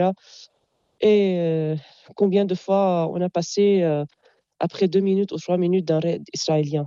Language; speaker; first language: French; non-native, local second language; Arabic